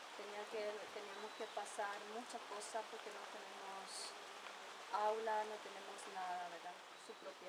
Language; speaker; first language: Spanish; non-native, local second language; Guarani